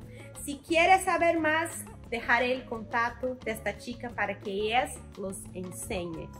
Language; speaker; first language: Spanish; non-native, learner; Portuguese